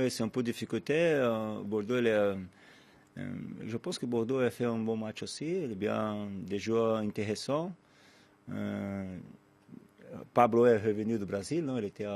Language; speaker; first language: French; non-native, fluent; Portuguese